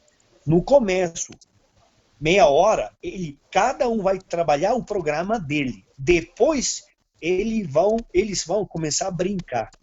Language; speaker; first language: Portuguese; non-native, fluent; Serbian